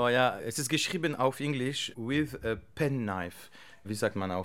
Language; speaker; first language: German; non-native, learner; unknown